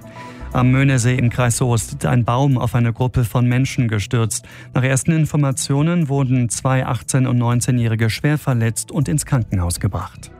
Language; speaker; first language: German; native; German